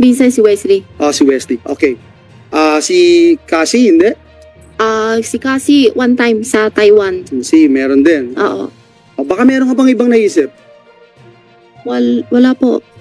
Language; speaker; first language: Filipino; non-native, learner; Chinese